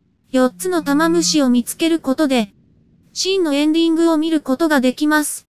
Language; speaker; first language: Japanese; native; Japanese